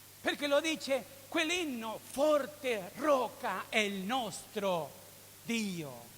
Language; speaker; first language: Italian; non-native, fluent; Spanish